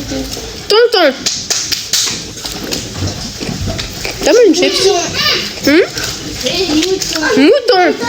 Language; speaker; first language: French; native; French